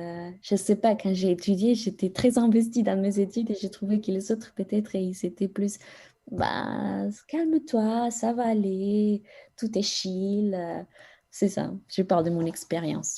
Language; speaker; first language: French; non-native, fluent; Spanish